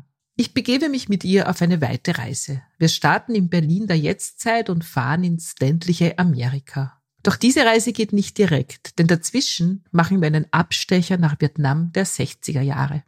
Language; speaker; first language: German; native; German